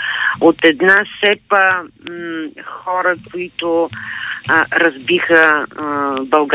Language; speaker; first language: Bulgarian; native; Bulgarian